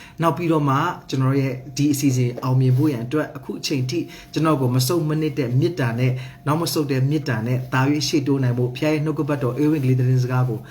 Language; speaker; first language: Burmese; non-native, local second language; Hakha Chin